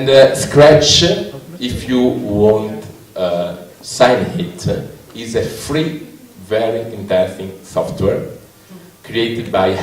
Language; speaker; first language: English; non-native, learner; Italian